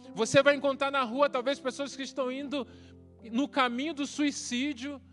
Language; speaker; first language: Portuguese; native; Portuguese